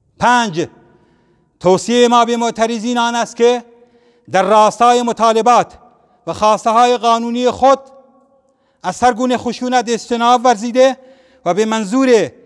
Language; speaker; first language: Persian; non-native, local second language; Central Kurdish